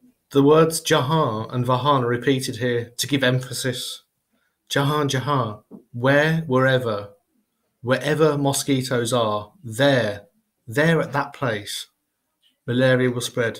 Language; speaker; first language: English; native; English